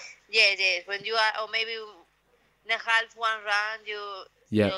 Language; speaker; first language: English; non-native, learner; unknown